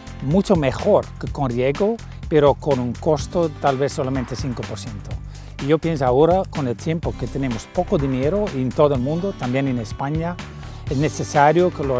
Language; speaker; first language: Spanish; non-native, fluent; Dutch